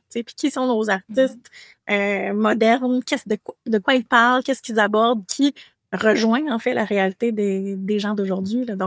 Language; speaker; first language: French; native; French